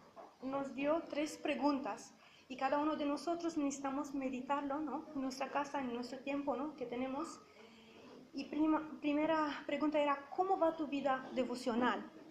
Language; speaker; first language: Spanish; non-native, fluent; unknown